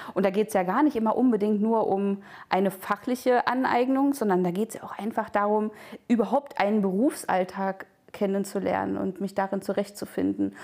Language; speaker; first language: German; native; German